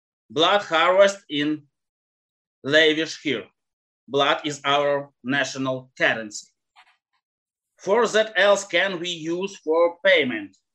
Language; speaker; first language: English; non-native, learner; Ukrainian